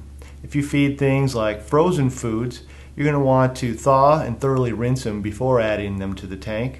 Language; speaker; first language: English; native; English